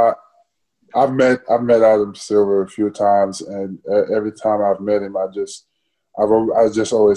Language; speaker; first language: English; non-native, fluent; Wolof